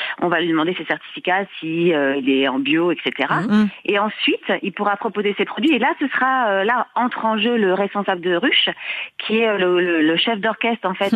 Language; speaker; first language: French; native; French